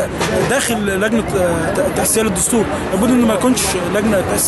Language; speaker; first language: Arabic; native; Arabic